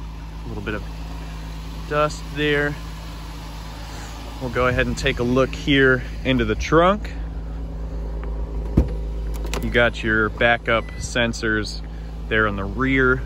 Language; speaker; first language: English; native; English